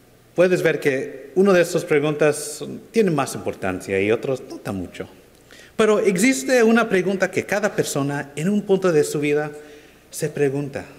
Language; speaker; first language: Spanish; non-native, fluent; English